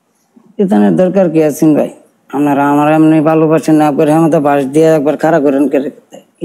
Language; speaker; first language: Hindi; non-native, learner; Bangla